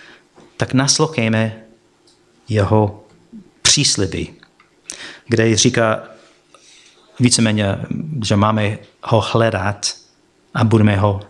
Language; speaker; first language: Czech; non-native, fluent; English